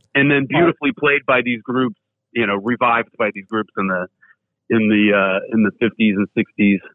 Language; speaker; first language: English; native; English